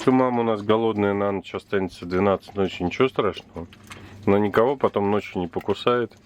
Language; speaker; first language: Russian; native; Russian